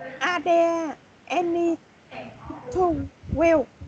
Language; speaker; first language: English; non-native, learner; Vietnamese